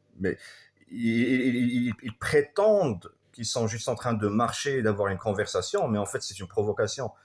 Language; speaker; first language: French; non-native, fluent; Arabic